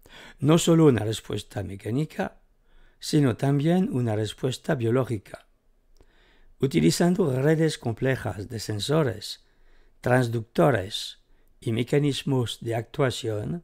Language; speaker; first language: Spanish; native; Spanish